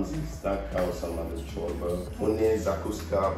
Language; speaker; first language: Romanian; non-native, learner; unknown